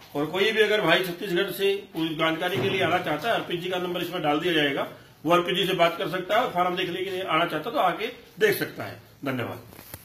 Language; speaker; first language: Hindi; non-native, local second language; Malayalam